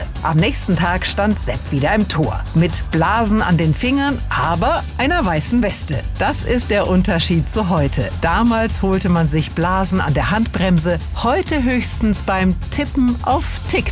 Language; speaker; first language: German; native; German